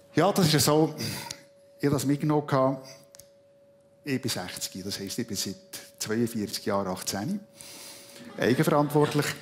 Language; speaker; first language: German; native; German